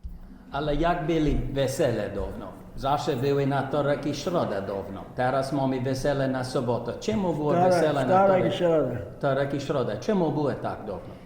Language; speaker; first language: Polish; early bilingual, heritage; Polish